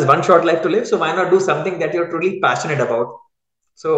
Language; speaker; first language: English; non-native, local second language; Hindi